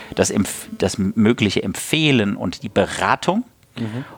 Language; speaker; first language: German; native; German